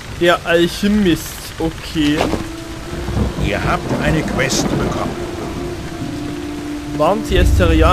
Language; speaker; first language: German; native; German